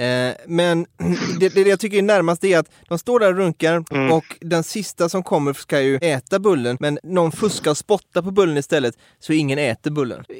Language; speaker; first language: Swedish; native; Swedish